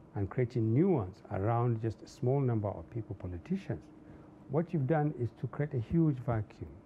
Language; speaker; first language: English; non-native, local second language; Hausa